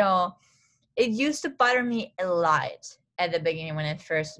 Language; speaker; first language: English; non-native, fluent; Italian